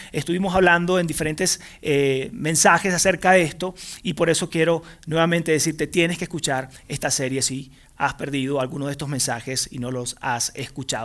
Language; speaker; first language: Spanish; native; Spanish